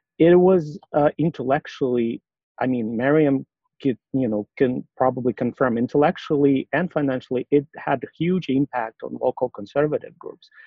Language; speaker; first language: English; non-native, fluent; Russian